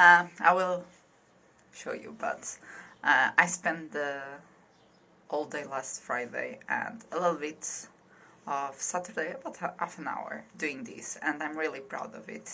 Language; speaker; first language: English; non-native, fluent; Portuguese